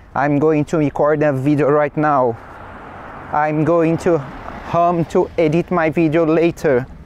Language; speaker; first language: English; non-native, learner; Portuguese